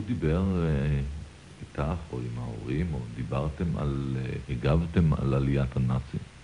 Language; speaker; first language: Hebrew; native; Hebrew